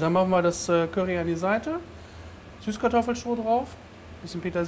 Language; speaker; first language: German; native; German